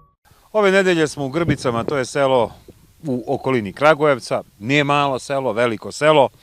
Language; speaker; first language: Bosnian; native; Bosnian